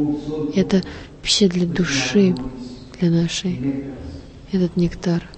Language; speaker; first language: Russian; non-native, learner; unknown